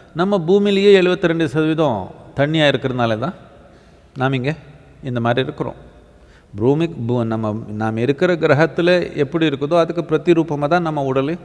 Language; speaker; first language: Tamil; native; Tamil